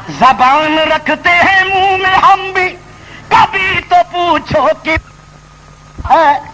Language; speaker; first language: Urdu; non-native, local second language; Punjabi